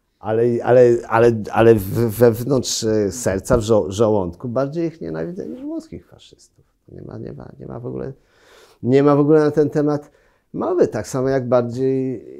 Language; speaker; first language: Polish; native; Polish